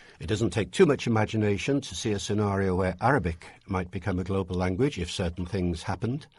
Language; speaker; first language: English; native; English